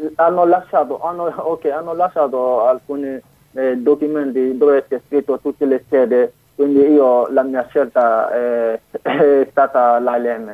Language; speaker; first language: Italian; non-native, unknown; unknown